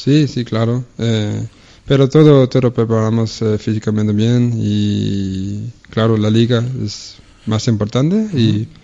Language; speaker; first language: Spanish; non-native, learner; Danish